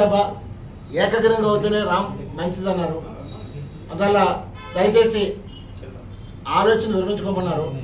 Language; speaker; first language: Telugu; native; Telugu